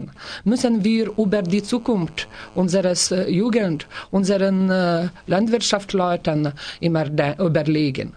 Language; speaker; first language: German; non-native, learner; Lithuanian